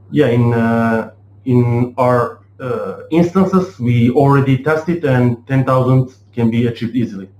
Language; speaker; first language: English; non-native, fluent; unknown